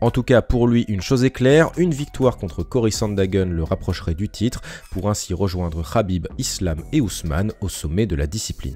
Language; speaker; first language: French; native; French